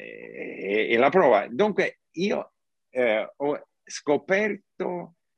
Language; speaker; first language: Italian; non-native, learner; English